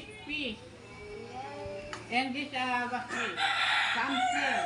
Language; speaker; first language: English; non-native, learner; Filipino